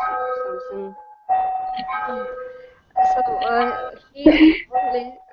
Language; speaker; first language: English; non-native, learner; Russian